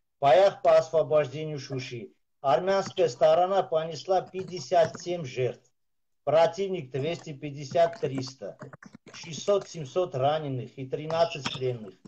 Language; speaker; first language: Russian; non-native, local second language; Armenian